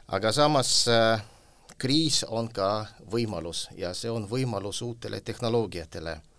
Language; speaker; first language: Estonian; non-native, local second language; Russian